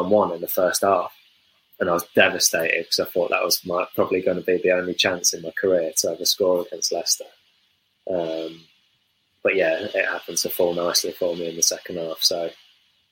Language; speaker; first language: English; native; English